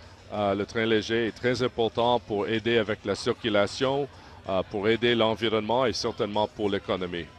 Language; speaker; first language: French; non-native, local second language; English